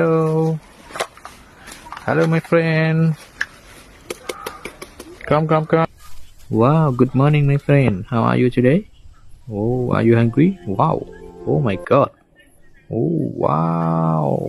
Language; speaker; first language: English; non-native, learner; Bangla